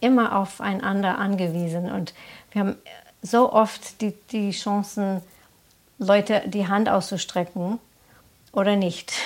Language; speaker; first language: German; non-native, fluent; English